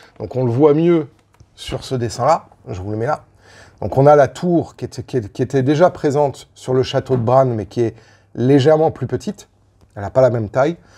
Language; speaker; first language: French; native; French